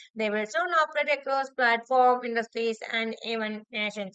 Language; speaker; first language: English; non-native, local second language; Malayalam